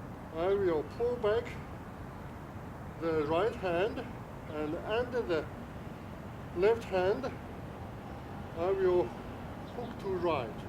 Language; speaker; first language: English; non-native, fluent; Chinese